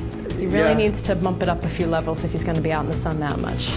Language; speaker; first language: English; native; English